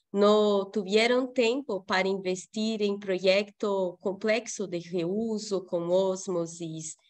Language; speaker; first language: Spanish; non-native, fluent; Portuguese